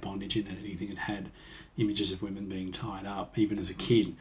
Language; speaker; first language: English; native; English